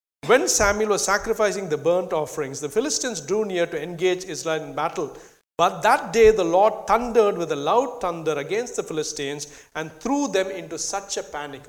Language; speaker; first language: English; non-native, local second language; Tamil